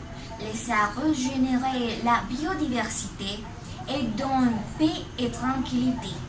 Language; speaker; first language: French; non-native, learner; Spanish